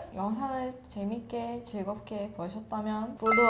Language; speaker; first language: Korean; non-native, learner; Russian